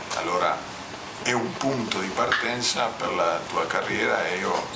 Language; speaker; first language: Italian; non-native, fluent; Spanish